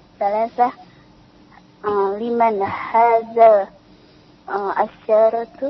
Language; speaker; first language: Arabic; non-native, learner; Indonesian